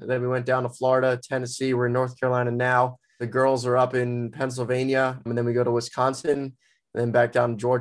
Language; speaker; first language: English; native; English